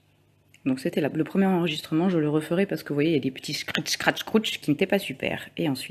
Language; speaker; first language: French; native; French